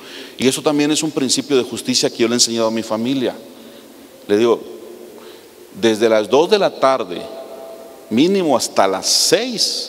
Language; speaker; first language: Spanish; native; Spanish